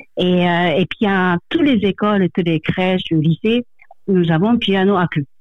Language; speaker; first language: French; non-native, fluent; Japanese